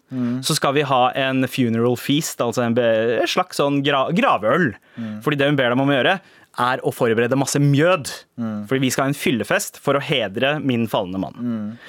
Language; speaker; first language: Norwegian; early bilingual, other home language; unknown